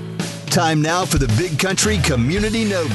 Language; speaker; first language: English; native; English